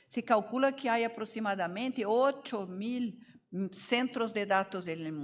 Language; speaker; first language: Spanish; non-native, learner; Portuguese